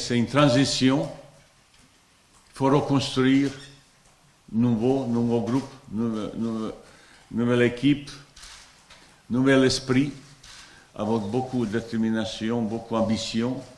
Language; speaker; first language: French; non-native, fluent; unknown